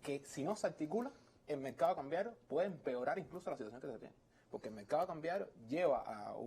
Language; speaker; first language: Spanish; native; Spanish